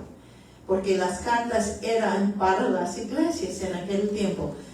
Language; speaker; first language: Spanish; early bilingual, heritage; Spanish